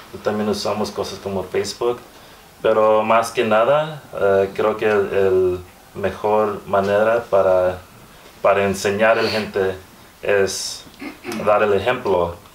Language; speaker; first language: Spanish; early bilingual, heritage; Spanish